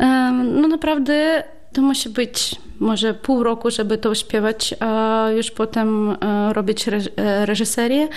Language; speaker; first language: Polish; non-native, fluent; Ukrainian